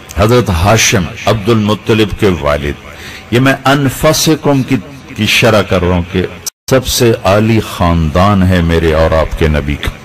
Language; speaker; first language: Urdu; non-native, local second language; Punjabi